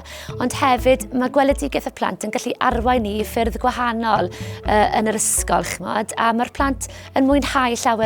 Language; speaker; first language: Welsh; native; Welsh